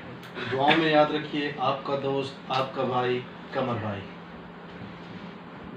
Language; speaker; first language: Hindi; non-native, local second language; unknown